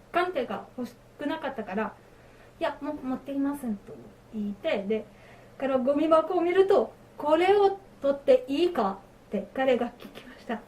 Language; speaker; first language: Japanese; non-native, learner; French